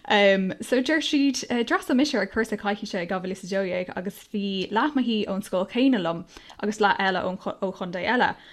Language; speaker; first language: Irish; non-native, local second language; English